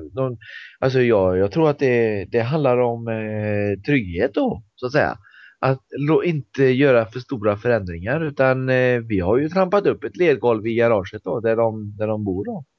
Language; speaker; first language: Swedish; native; Swedish